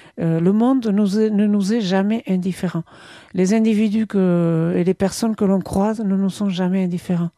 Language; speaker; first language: French; non-native, local second language; Basque